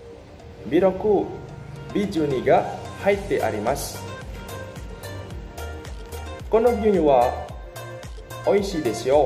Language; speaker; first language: Japanese; non-native, learner; Indonesian